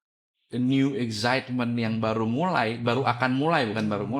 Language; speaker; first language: Indonesian; native; Indonesian